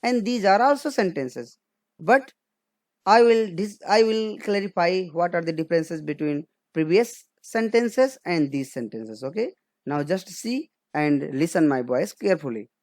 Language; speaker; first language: English; non-native, local second language; Nepali